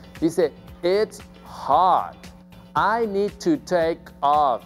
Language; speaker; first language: English; non-native, fluent; Spanish